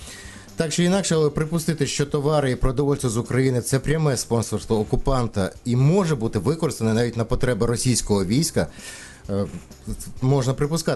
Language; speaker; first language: Ukrainian; native; Ukrainian